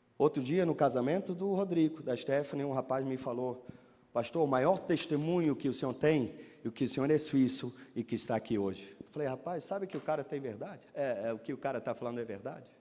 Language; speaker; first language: Portuguese; non-native, fluent; German